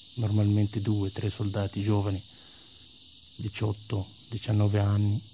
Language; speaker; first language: Italian; non-native, fluent; Arabic